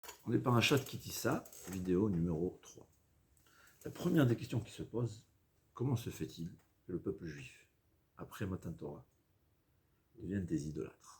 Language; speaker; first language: French; native; French